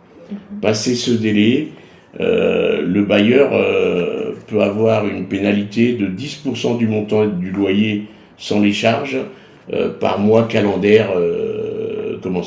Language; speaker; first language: French; native; French